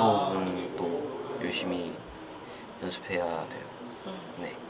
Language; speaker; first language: Korean; non-native, learner; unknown